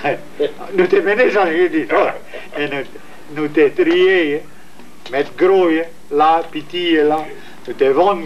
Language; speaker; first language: French; native; French